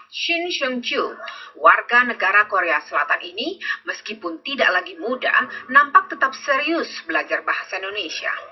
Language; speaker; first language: Indonesian; native; Indonesian